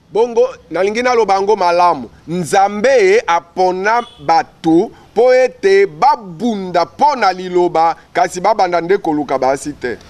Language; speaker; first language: Lingala; native; Lingala